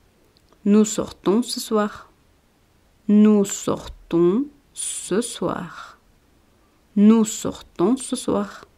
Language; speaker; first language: French; non-native, fluent; Spanish